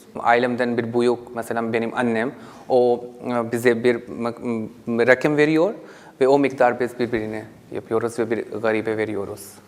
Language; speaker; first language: Turkish; non-native, learner; Urdu